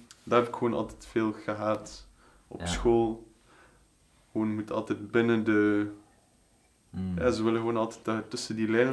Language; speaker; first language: Dutch; native; Dutch